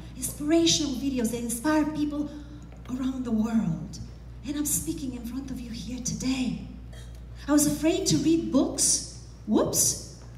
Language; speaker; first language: English; non-native, fluent; Romanian